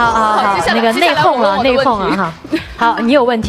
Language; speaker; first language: Chinese; native; Chinese